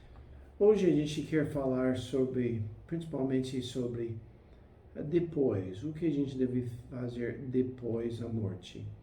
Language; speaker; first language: Portuguese; non-native, fluent; English